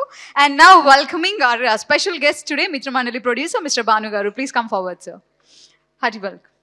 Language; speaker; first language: Telugu; native; Telugu